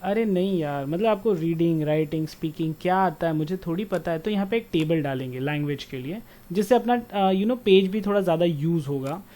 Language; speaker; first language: Hindi; non-native, local second language; Marwari